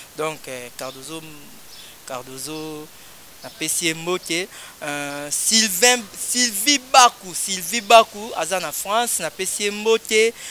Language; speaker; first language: Lingala; native; Lingala